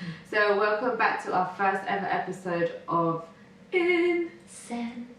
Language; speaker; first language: English; native; English